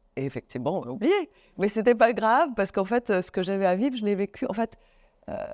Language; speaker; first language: French; native; French